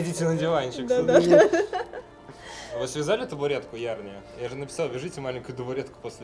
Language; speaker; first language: Russian; native; Russian